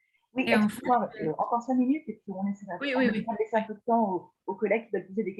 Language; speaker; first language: French; native; French